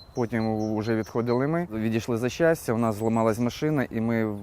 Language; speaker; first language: Ukrainian; native; Ukrainian